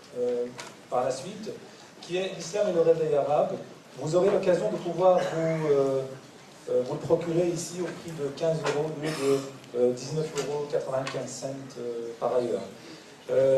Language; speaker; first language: French; native; French